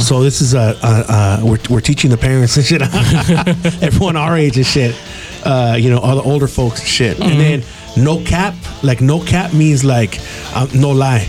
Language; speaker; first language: English; early bilingual, other home language; Spanish